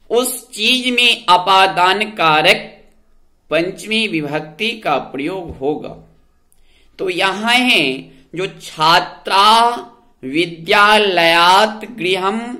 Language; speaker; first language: Hindi; native; Hindi